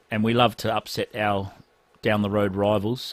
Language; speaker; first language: English; native; English